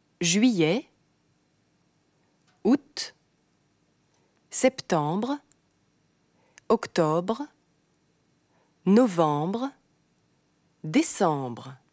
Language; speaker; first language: French; non-native, fluent; German